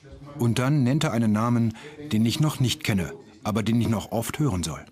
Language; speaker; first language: German; native; German